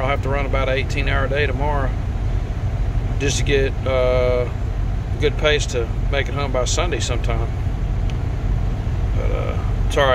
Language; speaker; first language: English; native; English